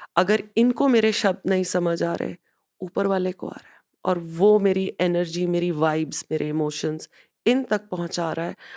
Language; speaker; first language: Hindi; non-native, local second language; Punjabi